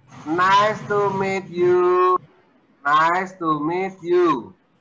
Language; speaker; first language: English; non-native, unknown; Indonesian